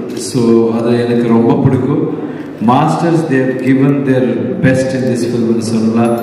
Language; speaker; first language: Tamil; non-native, learner; Kannada